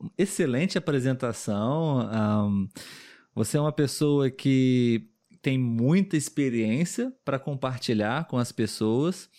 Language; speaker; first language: Portuguese; native; Portuguese